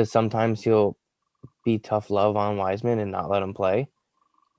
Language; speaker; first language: English; native; English